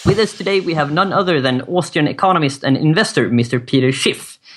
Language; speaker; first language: English; non-native, fluent; Swedish